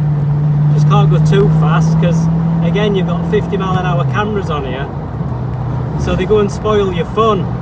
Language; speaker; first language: English; native; English